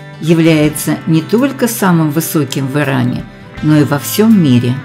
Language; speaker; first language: Russian; native; Russian